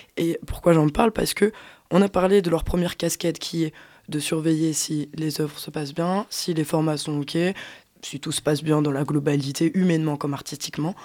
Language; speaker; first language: French; native; French